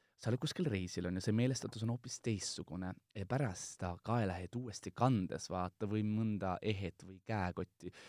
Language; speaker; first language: Estonian; non-native, local second language; Russian